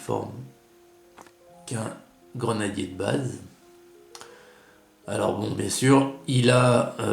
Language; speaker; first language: French; native; French